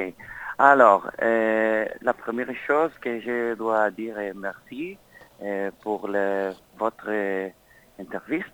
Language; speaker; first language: French; non-native, learner; Spanish